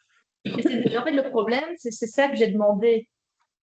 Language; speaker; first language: French; native; French